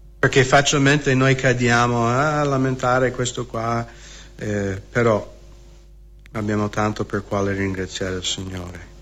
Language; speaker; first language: Italian; non-native, fluent; English